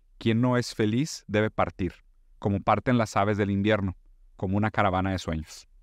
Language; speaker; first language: Spanish; non-native, fluent; Portuguese